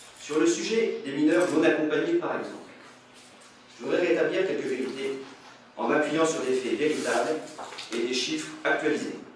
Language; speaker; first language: French; native; French